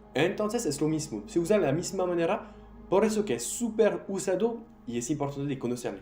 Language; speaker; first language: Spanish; non-native, fluent; French